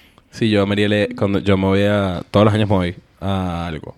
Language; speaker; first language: Spanish; early bilingual, heritage; Spanish